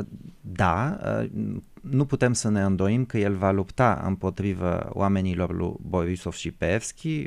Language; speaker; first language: Romanian; non-native, fluent; Bulgarian